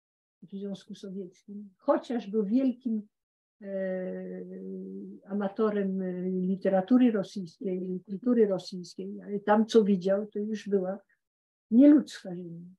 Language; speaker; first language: Polish; early bilingual, heritage; Polish